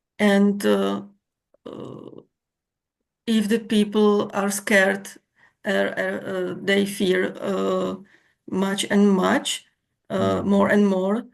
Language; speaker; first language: English; non-native, learner; Czech